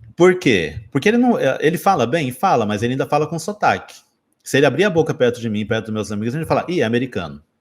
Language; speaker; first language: Portuguese; native; Portuguese